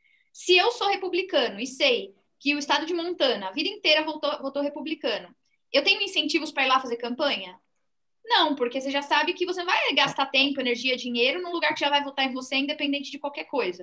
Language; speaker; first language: Portuguese; native; Portuguese